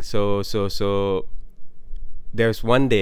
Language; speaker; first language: English; non-native, local second language; Malay